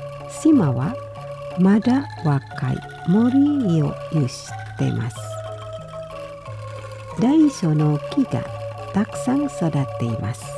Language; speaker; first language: Japanese; non-native, fluent; Indonesian